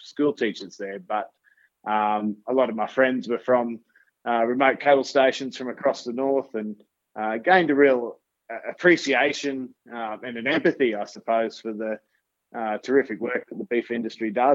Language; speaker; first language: English; native; English